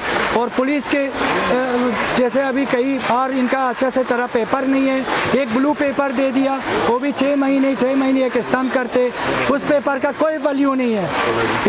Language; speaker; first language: Hindi; non-native, fluent; Persian